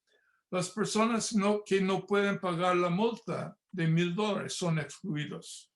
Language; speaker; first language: Spanish; non-native, fluent; English